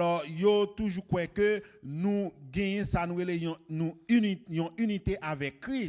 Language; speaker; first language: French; non-native, local second language; Haitian Creole